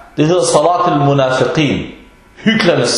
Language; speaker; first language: Danish; early bilingual, other home language; Arabic